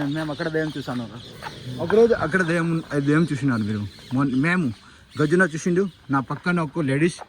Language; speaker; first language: Telugu; non-native, local second language; Hindi